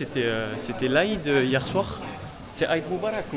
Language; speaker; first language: French; native; French